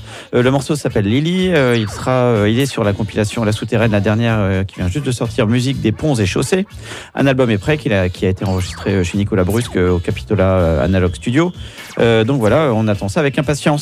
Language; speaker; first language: French; native; French